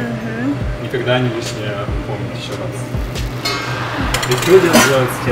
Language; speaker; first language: Russian; native; Russian